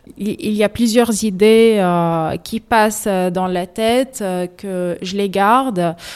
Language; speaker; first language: French; non-native, fluent; Arabic